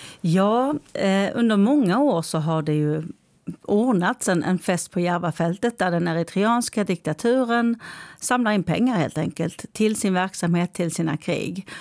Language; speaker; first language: Swedish; native; Swedish